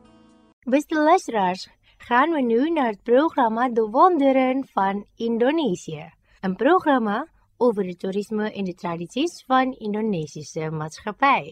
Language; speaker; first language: Dutch; non-native, fluent; Indonesian